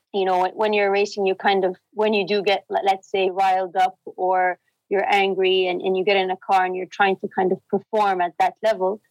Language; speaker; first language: English; non-native, fluent; Arabic